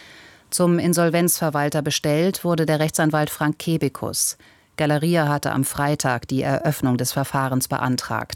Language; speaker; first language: German; native; German